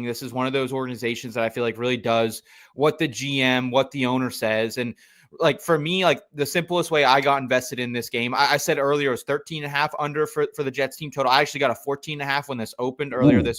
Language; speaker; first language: English; native; English